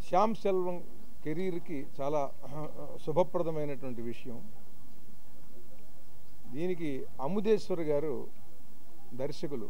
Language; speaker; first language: Telugu; native; Telugu